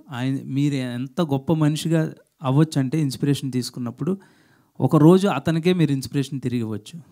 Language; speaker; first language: Telugu; native; Telugu